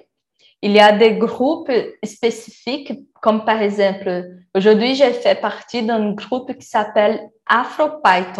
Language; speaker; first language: French; non-native, learner; Portuguese